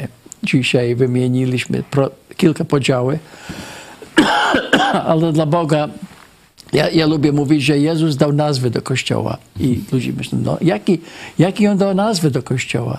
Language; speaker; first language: Polish; non-native, fluent; English